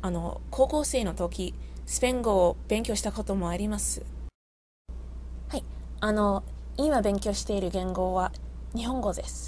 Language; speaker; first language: Japanese; non-native, learner; English